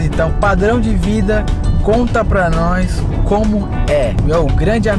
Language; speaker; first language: Portuguese; native; Portuguese